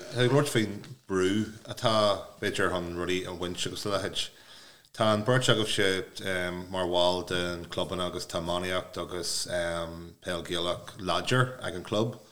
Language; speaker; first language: Irish; non-native, local second language; English